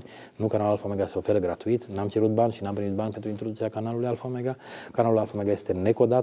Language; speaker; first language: Romanian; native; Romanian